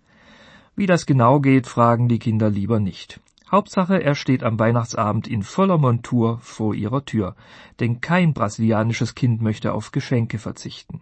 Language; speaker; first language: German; native; German